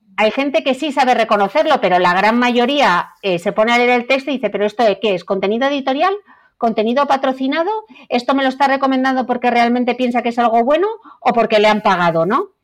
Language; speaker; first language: Spanish; native; Spanish